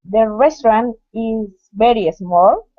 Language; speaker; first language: English; non-native, learner; Spanish